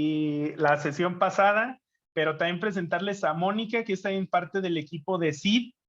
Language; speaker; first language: Spanish; native; Spanish